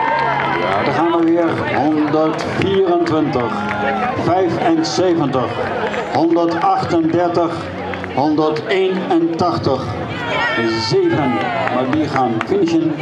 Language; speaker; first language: Dutch; native; Dutch